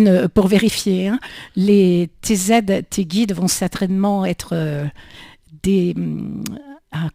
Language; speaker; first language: French; native; French